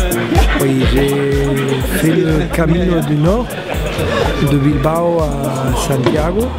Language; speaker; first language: French; non-native, fluent; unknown